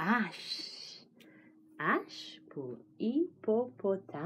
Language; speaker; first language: French; non-native, fluent; English